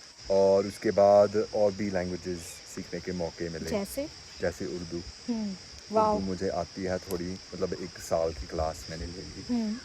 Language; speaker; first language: Hindi; non-native, fluent; English